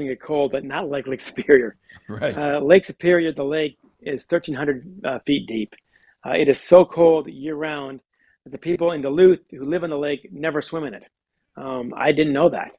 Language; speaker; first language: English; native; English